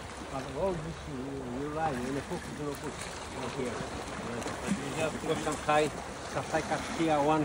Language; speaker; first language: English; non-native, learner; Greek